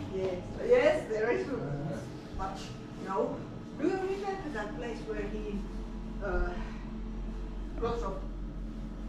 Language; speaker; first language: English; non-native, learner; Finnish